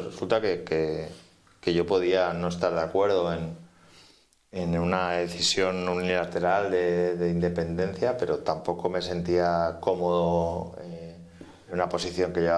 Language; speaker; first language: Spanish; native; Spanish